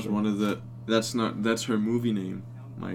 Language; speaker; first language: English; non-native, fluent; Danish